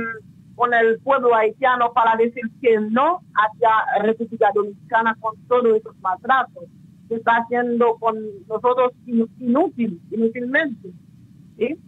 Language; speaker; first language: Spanish; non-native, local second language; Haitian Creole